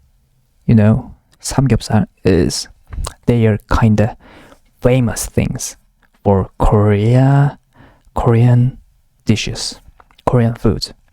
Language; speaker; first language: English; non-native, learner; Korean